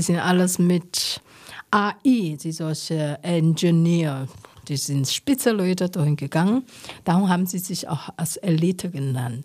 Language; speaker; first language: German; non-native, learner; Chinese